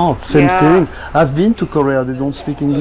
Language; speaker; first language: English; non-native, learner; French